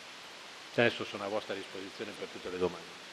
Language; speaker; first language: Italian; native; Italian